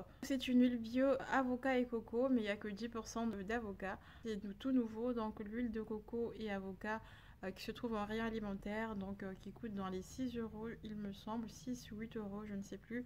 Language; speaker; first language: French; native; French